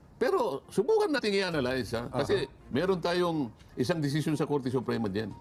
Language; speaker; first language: Filipino; non-native, local second language; Pampanga